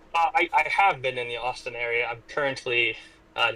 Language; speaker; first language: English; native; English